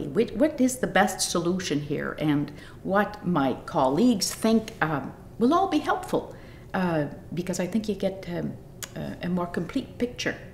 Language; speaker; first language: English; native; English